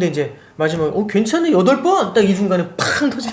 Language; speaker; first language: Korean; native; Korean